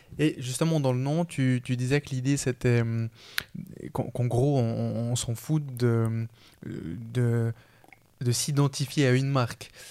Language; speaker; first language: French; non-native, fluent; Spanish